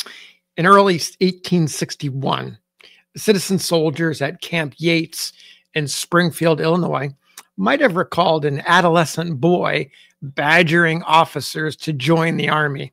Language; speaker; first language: English; native; English